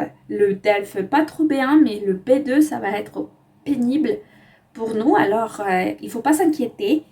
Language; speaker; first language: French; non-native, fluent; Spanish